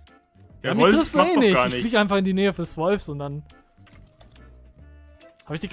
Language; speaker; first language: German; native; German